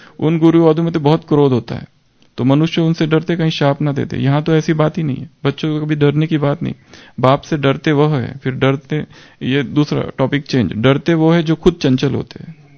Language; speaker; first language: Hindi; native; Hindi